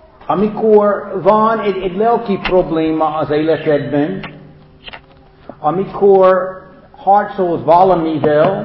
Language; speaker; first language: Hungarian; non-native, fluent; English